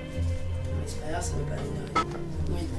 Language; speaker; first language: French; native; French